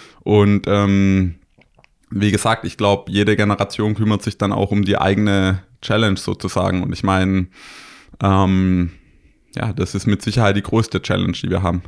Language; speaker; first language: German; native; German